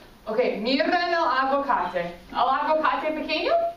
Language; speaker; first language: Spanish; non-native, fluent; English